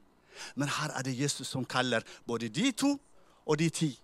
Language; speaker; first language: Norwegian; non-native, fluent; Tigrinya